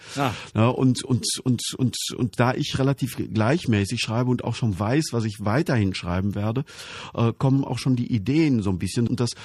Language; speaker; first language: German; native; German